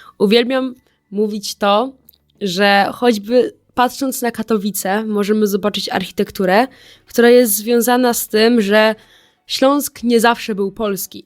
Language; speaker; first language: Polish; native; Polish